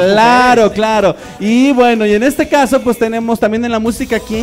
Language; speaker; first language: Spanish; native; Spanish